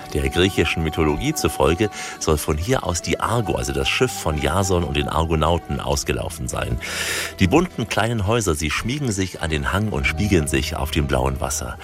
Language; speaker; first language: German; native; German